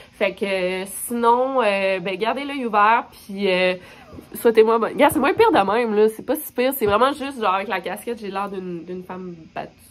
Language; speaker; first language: French; native; French